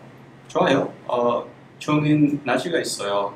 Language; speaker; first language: Korean; non-native, learner; Uzbek